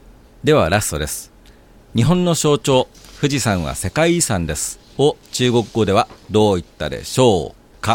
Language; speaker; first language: Japanese; native; Japanese